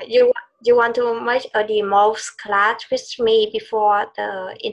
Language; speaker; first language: English; non-native, learner; Vietnamese